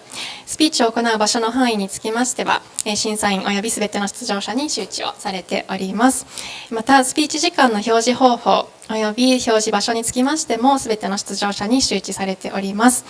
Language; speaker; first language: Japanese; native; Japanese